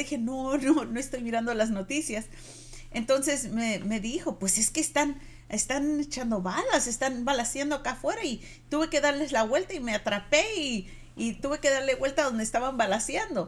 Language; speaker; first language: Spanish; native; Spanish